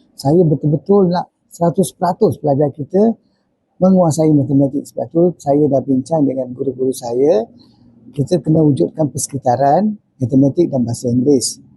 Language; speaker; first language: Malay; non-native, local second language; Tamil